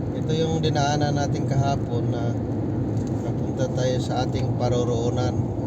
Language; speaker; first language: Filipino; non-native, local second language; Cebuano